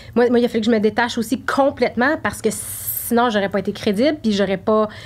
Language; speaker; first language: French; native; French